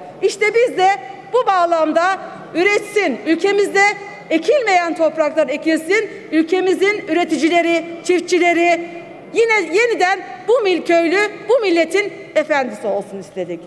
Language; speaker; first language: Turkish; native; Turkish